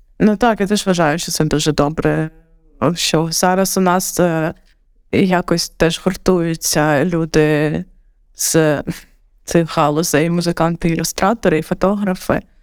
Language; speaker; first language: Ukrainian; non-native, local second language; Russian